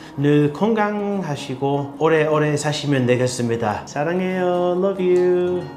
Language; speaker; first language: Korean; non-native, fluent; English